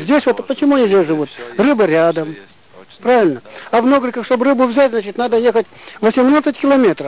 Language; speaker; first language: Russian; non-native, local second language; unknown